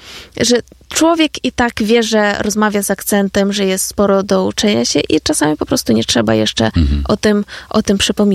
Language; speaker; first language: Polish; non-native, fluent; Ukrainian